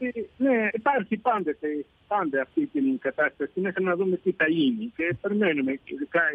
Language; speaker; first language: Greek; non-native, learner; Arabic